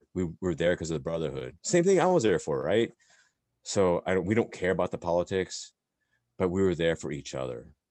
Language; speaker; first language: English; native; English